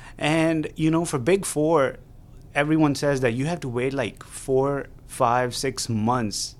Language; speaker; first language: English; non-native, local second language; Urdu